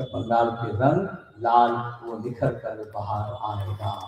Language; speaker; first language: Hindi; non-native, local second language; Bangla